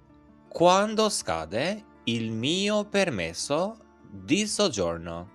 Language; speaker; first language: Italian; non-native, fluent; Albanian